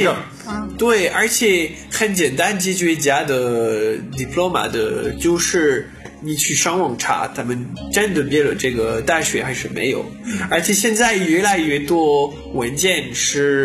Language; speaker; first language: Chinese; non-native, learner; French